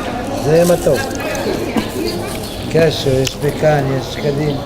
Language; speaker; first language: Hebrew; non-native, local second language; Arabic